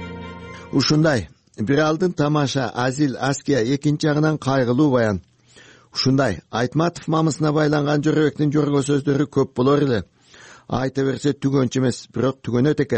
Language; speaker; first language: Kyrgyz; native; Kyrgyz